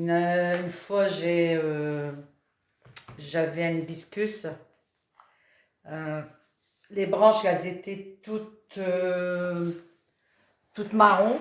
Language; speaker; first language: French; native; French